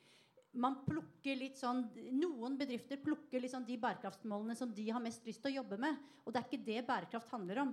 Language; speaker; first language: Norwegian; native; Norwegian